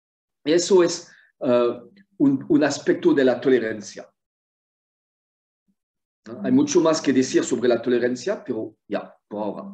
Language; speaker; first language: Spanish; non-native, fluent; French